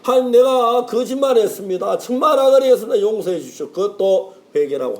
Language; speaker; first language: Korean; native; Korean